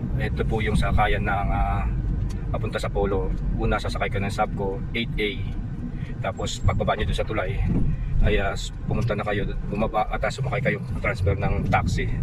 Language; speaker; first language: Filipino; non-native, local second language; Pampanga